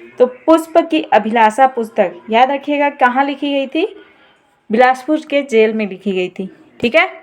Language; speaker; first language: Hindi; native; Hindi